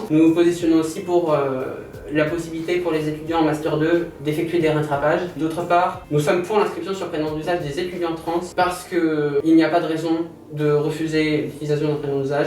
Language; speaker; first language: French; native; French